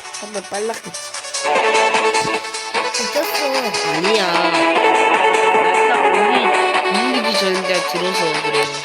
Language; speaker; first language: Korean; native; Korean